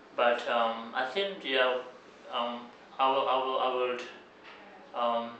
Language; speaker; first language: English; non-native, learner; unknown